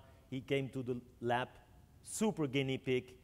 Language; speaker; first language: English; non-native, fluent; French